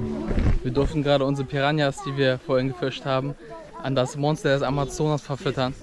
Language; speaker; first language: German; native; German